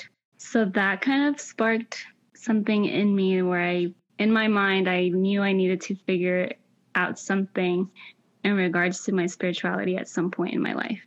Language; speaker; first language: English; early bilingual, other home language; Spanish